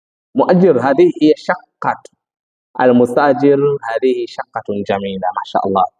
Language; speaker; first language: Arabic; non-native, fluent; Swahili